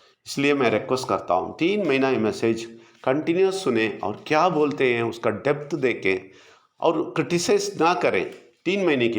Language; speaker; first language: Hindi; non-native, local second language; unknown